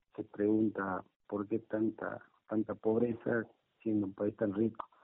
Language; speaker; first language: Spanish; native; Spanish